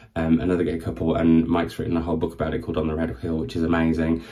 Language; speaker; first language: English; native; English